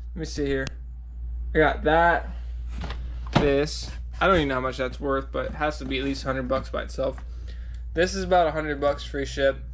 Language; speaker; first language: English; native; English